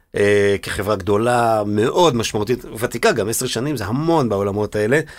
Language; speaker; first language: Hebrew; native; Hebrew